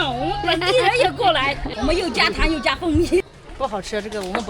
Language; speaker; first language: Chinese; native; Chinese